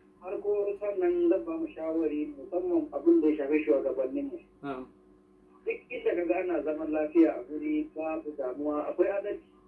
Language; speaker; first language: Hausa; non-native, local second language; Fula